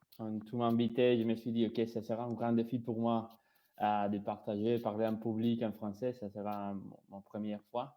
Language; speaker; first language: French; non-native, fluent; Spanish